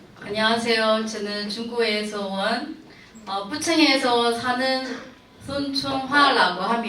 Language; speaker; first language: Korean; non-native, learner; Chinese